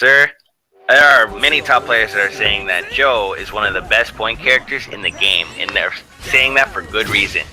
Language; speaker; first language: English; native; English